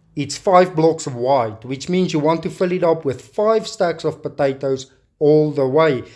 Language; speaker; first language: English; non-native, local second language; Afrikaans